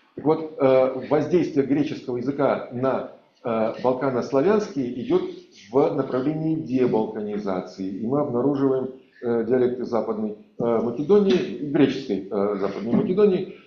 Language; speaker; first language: Russian; native; Russian